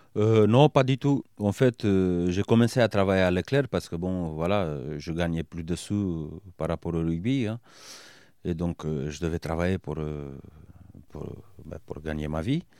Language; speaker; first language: French; non-native, fluent; Romanian